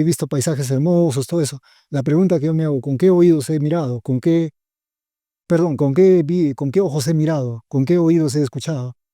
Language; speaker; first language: Spanish; native; Spanish